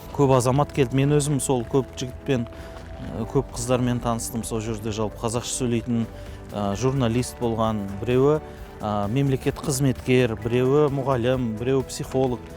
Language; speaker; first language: Kazakh; non-native, local second language; Russian